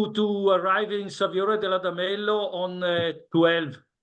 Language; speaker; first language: English; non-native, learner; Italian